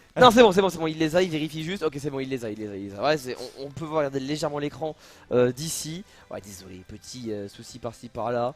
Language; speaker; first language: French; native; French